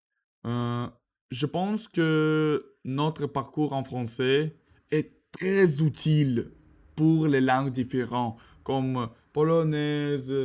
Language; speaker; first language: French; non-native, learner; Russian